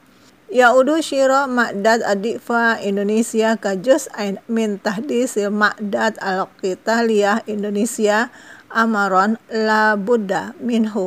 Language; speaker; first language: Arabic; non-native, fluent; Indonesian